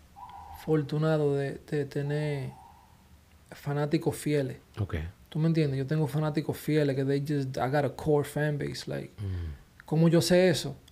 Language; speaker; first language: Spanish; early bilingual, heritage; Spanish